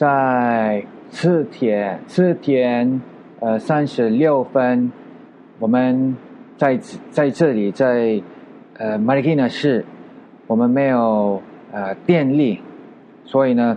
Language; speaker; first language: Chinese; non-native, learner; Filipino